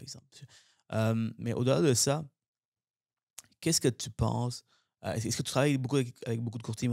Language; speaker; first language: French; native; French